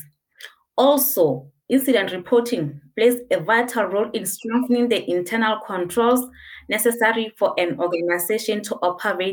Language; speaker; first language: English; non-native, local second language; Southern Sotho